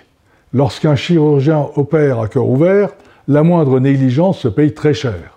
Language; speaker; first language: French; native; French